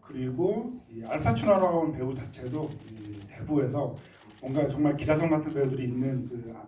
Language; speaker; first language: Korean; native; Korean